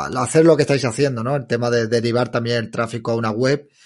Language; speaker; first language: Spanish; native; Spanish